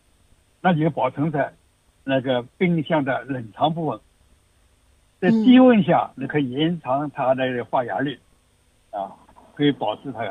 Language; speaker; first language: Chinese; native; Chinese